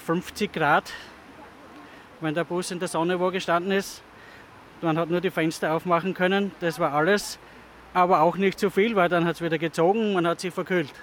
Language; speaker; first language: German; native; German